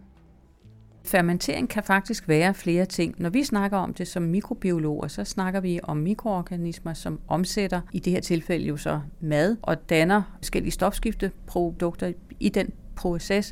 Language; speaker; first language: Danish; native; Danish